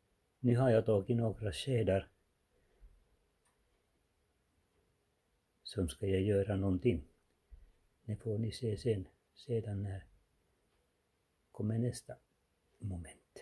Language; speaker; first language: Swedish; non-native, fluent; Finnish